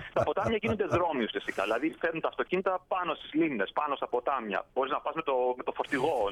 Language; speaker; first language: Greek; native; Greek